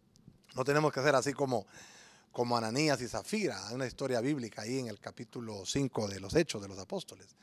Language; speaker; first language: Spanish; native; Spanish